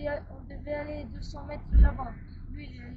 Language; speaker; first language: French; non-native, learner; Russian